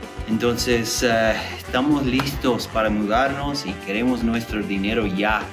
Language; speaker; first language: Spanish; non-native, fluent; English